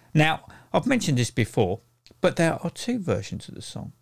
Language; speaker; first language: English; native; English